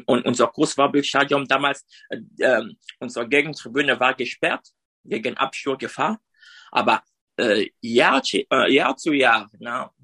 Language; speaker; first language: German; non-native, learner; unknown